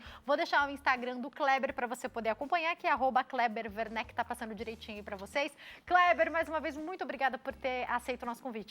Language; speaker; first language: Portuguese; native; Portuguese